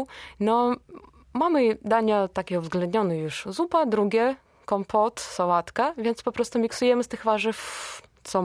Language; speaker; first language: Polish; non-native, fluent; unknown